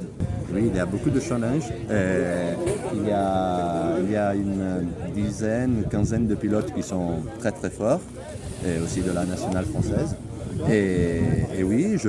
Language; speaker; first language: French; non-native, fluent; Italian